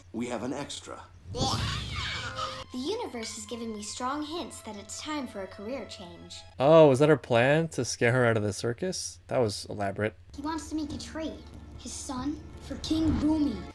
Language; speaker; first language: English; native; English